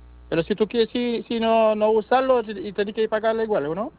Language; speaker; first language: Spanish; non-native, learner; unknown